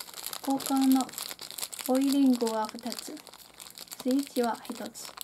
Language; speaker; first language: Japanese; non-native, fluent; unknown